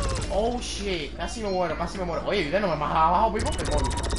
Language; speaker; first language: Spanish; early bilingual, heritage; Spanish